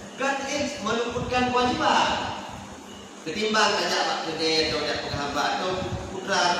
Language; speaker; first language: Malay; non-native, local second language; Achinese